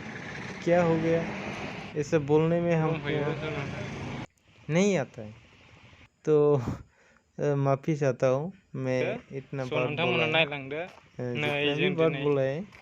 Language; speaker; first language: Hindi; non-native, local second language; Bodo